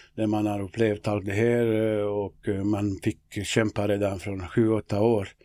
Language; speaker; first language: Swedish; non-native, fluent; Bosnian